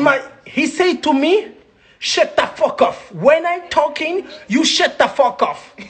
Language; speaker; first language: English; non-native, learner; French